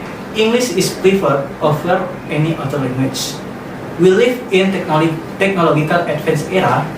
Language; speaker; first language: English; non-native, learner; Indonesian